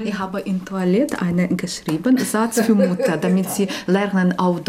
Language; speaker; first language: German; non-native, learner; Ukrainian